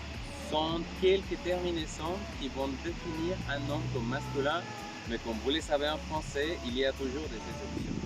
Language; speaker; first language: French; non-native, fluent; Spanish